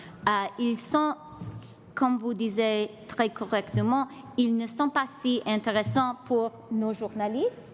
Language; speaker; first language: French; non-native, local second language; English